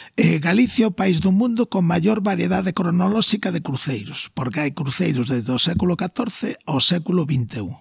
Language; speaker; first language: Galician; non-native, local second language; Spanish